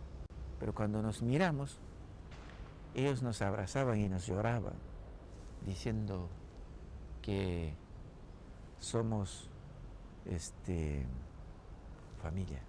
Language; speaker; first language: Spanish; non-native, local second language; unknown